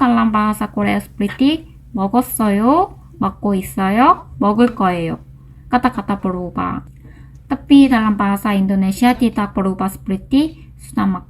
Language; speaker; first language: Indonesian; non-native, learner; Korean